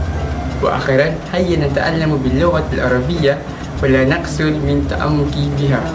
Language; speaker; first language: Arabic; non-native, learner; Malay